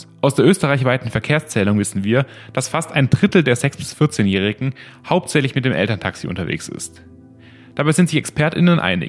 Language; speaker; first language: German; native; German